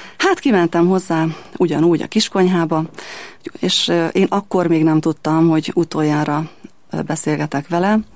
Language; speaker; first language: Hungarian; native; Hungarian